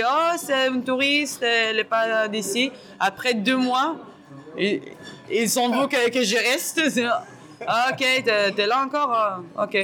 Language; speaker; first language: French; non-native, learner; Hebrew